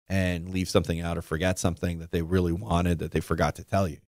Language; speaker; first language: English; native; English